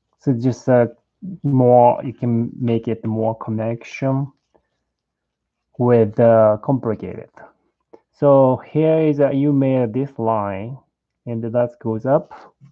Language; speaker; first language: English; non-native, learner; Japanese